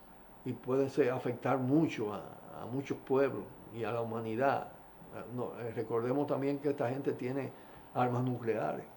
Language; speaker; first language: Spanish; native; Spanish